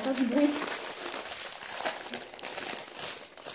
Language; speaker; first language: French; native; French